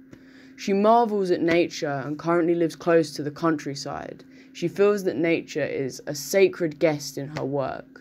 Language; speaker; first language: English; native; English